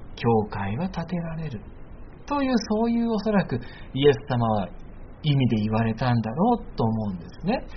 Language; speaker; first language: Japanese; native; Japanese